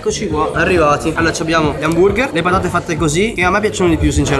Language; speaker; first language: Italian; native; Italian